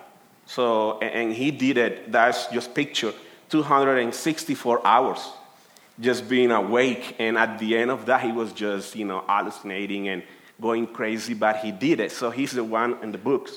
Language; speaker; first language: English; non-native, fluent; Spanish